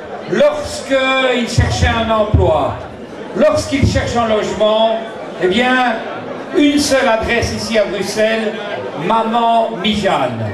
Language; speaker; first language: French; native; French